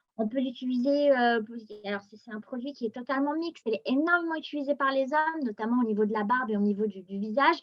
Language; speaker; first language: French; non-native, local second language; Arabic